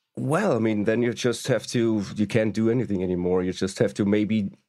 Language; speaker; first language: English; non-native, fluent; German